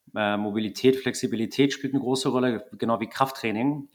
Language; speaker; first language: German; native; German